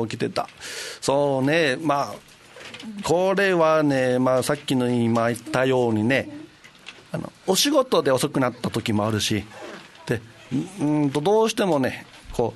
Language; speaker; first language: Japanese; native; Japanese